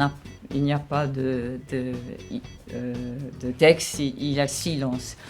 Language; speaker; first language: French; non-native, fluent; English